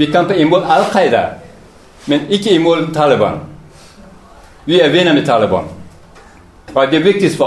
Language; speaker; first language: Danish; non-native, learner; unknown